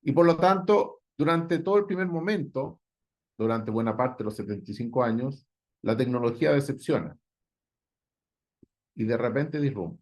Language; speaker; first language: Spanish; native; Spanish